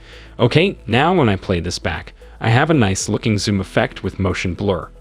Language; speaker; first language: English; native; English